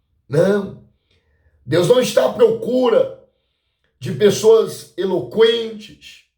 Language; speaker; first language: Portuguese; native; Portuguese